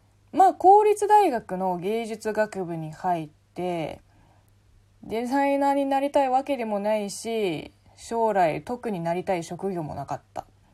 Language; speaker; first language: Japanese; non-native, fluent; Chinese